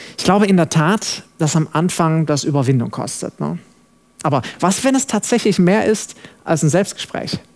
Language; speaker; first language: German; non-native, fluent; English